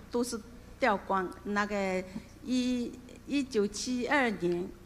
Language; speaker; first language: Chinese; non-native, local second language; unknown